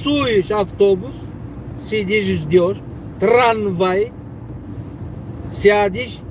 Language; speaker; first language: Russian; non-native, local second language; Tajik